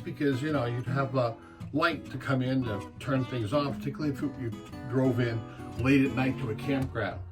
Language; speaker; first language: English; native; English